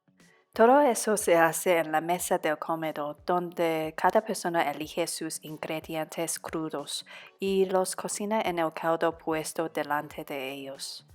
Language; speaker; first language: Spanish; non-native, fluent; Cantonese